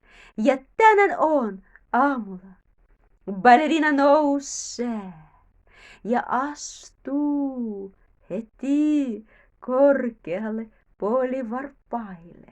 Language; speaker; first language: Finnish; non-native, learner; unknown